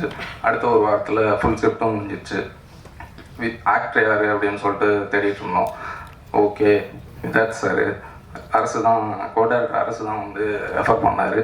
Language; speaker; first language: Tamil; native; Tamil